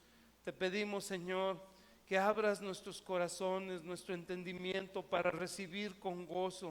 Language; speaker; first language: Spanish; native; Spanish